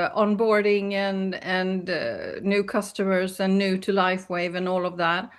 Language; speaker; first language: English; non-native, fluent; Swedish